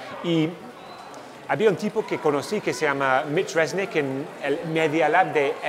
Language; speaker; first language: Spanish; non-native, fluent; English